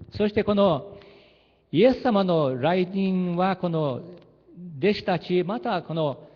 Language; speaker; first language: Japanese; early bilingual, heritage; Japanese